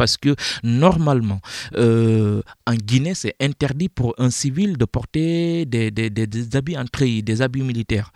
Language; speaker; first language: French; non-native, local second language; Fula